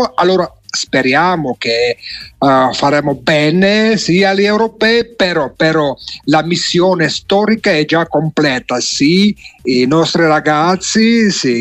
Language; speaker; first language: Italian; non-native, fluent; Georgian